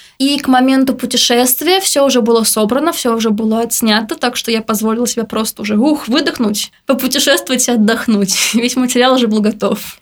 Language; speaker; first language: Russian; native; Russian